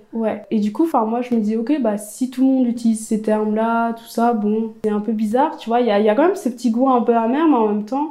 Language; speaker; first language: French; early bilingual, other home language; Amharic